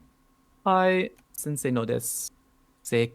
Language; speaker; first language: Japanese; non-native, learner; English